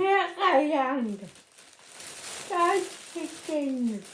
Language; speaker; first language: French; non-native, learner; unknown